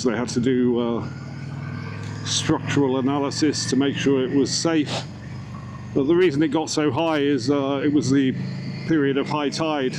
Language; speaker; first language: English; native; English